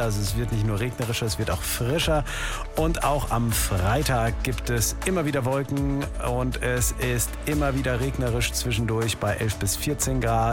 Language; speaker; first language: German; native; German